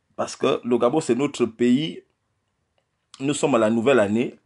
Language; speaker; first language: French; non-native, local second language; Fang